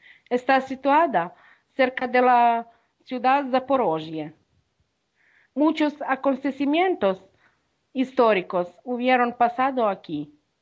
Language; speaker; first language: Spanish; non-native, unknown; Ukrainian